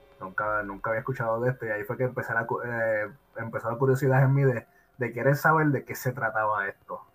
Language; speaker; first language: Spanish; native; Spanish